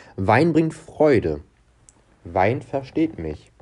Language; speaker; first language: German; non-native, fluent; Portuguese